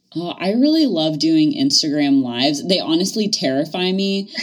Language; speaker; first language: English; native; English